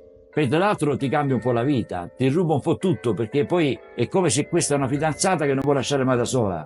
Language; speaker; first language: Italian; native; Italian